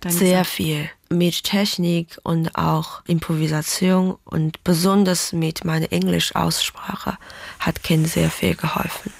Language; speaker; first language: German; non-native, learner; Chinese